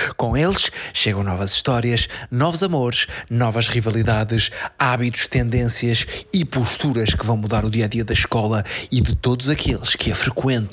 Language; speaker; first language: Portuguese; native; Portuguese